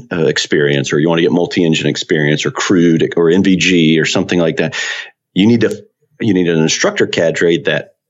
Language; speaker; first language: English; native; English